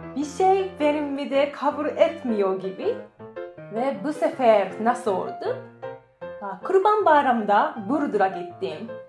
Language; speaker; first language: Turkish; non-native, learner; Japanese